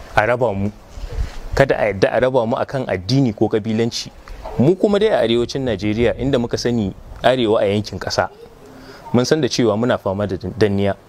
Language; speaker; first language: Hausa; non-native, local second language; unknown